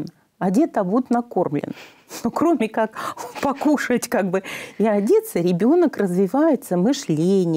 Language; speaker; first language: Russian; native; Russian